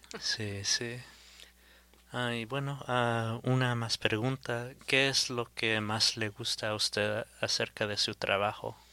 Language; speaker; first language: Spanish; early bilingual, heritage; Spanish